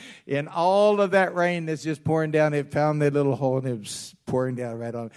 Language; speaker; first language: English; native; English